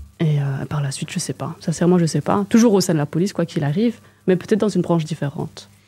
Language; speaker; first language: French; native; French